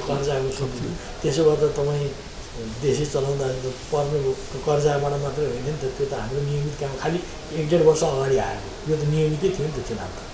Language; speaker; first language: Nepali; native; Nepali